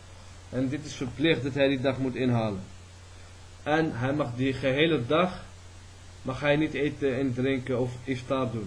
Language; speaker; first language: Dutch; early bilingual, other home language; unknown